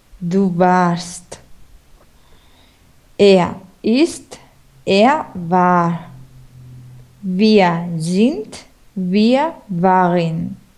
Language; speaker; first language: German; non-native, learner; Spanish